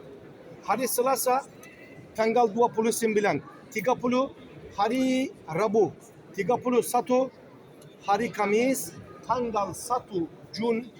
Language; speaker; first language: Indonesian; non-native, learner; Turkish